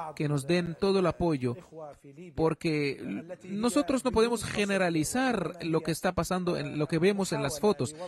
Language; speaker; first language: Spanish; non-native, fluent; Arabic